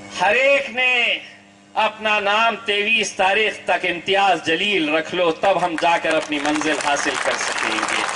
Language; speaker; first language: Urdu; native; Urdu